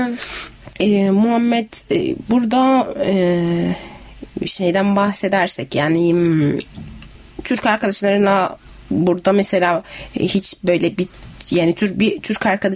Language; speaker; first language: Turkish; native; Turkish